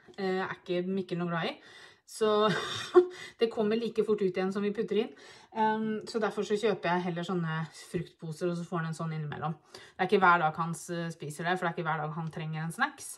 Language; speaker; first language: Norwegian; native; Norwegian